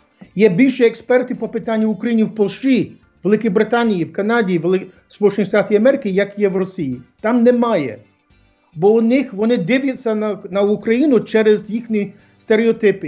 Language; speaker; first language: Ukrainian; early bilingual, heritage; English